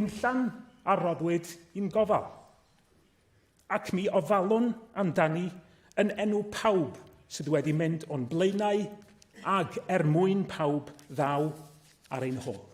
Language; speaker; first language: Welsh; native; Welsh